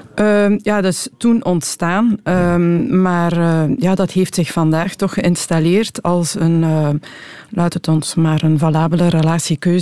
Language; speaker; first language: Dutch; native; Dutch